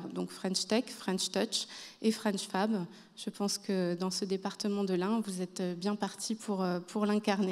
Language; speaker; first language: French; native; French